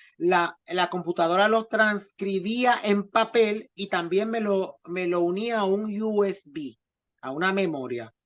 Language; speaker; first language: Spanish; native; Spanish